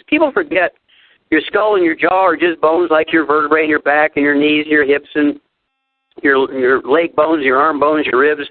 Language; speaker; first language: English; native; English